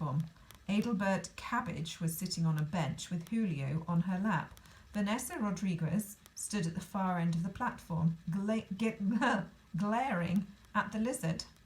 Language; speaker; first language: English; native; English